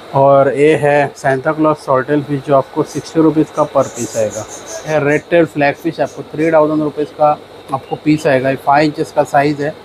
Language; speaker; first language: Hindi; non-native, local second language; Marathi